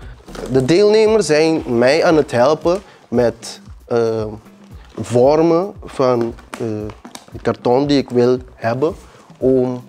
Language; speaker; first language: Dutch; early bilingual, other home language; Papiamento